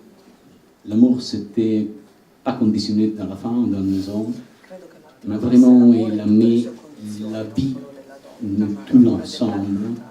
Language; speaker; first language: French; non-native, learner; Italian